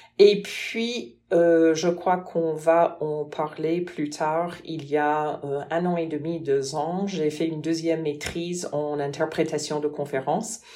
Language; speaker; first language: French; non-native, fluent; English